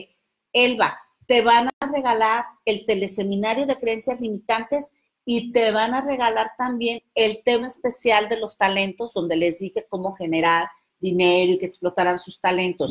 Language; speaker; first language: Spanish; native; Spanish